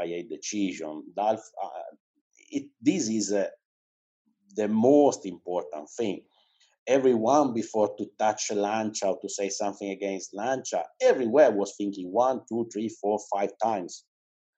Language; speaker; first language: English; non-native, fluent; Italian